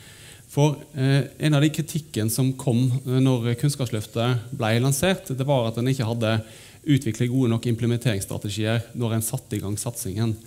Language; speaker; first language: Norwegian; native; Norwegian